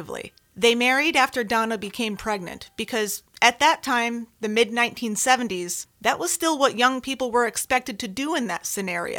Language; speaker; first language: English; native; English